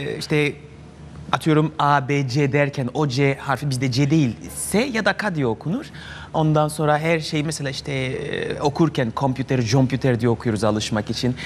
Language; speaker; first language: Turkish; non-native, fluent; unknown